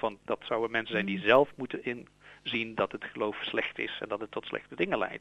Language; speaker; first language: Dutch; native; Dutch